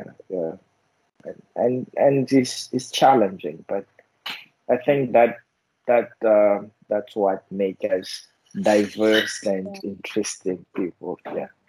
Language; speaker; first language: English; non-native, fluent; Portuguese